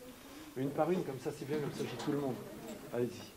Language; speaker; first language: French; native; French